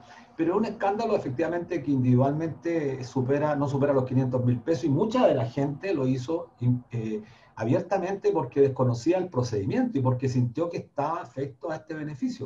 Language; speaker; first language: Spanish; native; Spanish